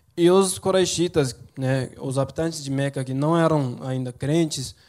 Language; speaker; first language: Portuguese; non-native, fluent; Turkish